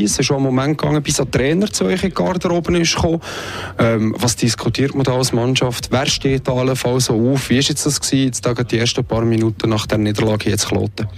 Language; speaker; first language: German; native; German